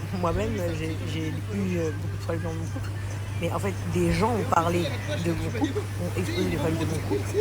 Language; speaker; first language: French; early bilingual, other home language; English